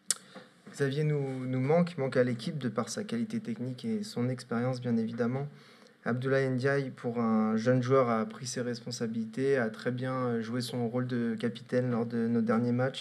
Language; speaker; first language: French; native; French